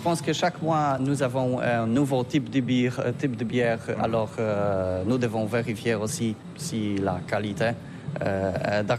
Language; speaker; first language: French; non-native, learner; Polish